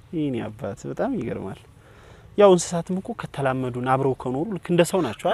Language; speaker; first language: Amharic; native; Amharic